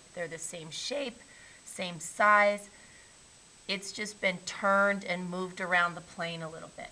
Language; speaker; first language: English; native; English